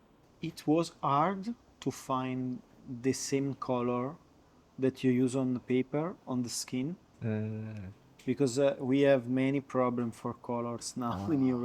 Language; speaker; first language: English; non-native, learner; Italian